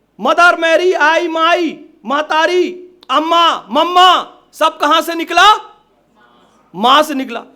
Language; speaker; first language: Hindi; native; Hindi